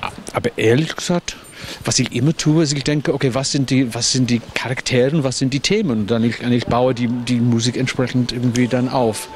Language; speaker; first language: German; non-native, fluent; English